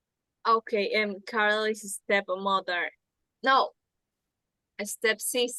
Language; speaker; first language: English; non-native, learner; Spanish